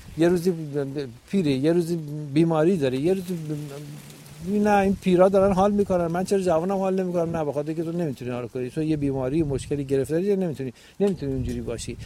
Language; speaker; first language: Persian; native; Persian